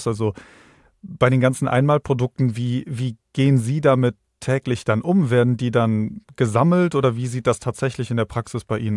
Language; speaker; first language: German; native; German